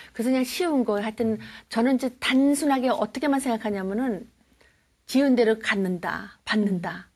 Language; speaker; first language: Korean; native; Korean